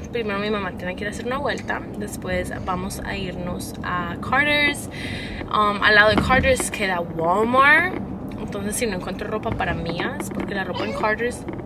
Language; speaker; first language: Spanish; early bilingual, heritage; Spanish